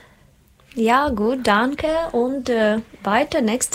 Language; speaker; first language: German; non-native, learner; Russian